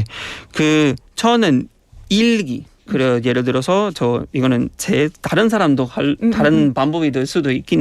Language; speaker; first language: Korean; non-native, fluent; Spanish